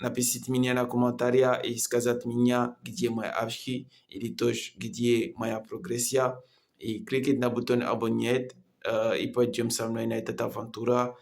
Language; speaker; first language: Russian; non-native, learner; Comorian